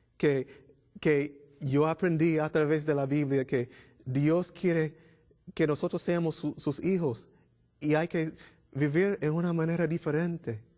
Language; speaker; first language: Spanish; non-native, fluent; English